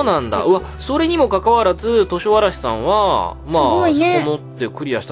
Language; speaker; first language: Japanese; native; Japanese